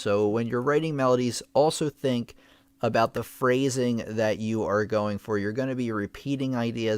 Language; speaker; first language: English; native; English